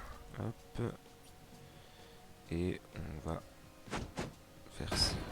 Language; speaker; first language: French; native; French